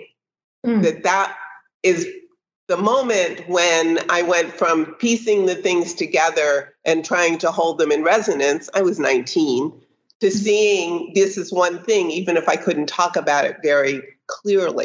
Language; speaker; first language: English; native; English